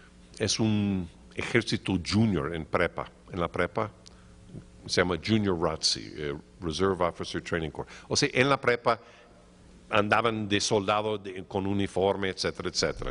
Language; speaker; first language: Spanish; non-native, fluent; English